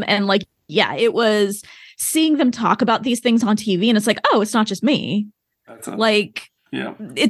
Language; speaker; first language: English; native; English